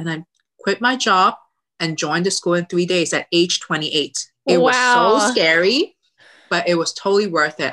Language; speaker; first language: English; early bilingual, other home language; Cantonese